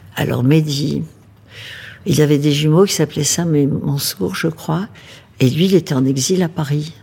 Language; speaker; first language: French; native; French